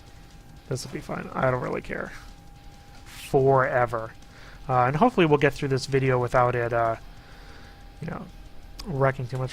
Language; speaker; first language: English; native; English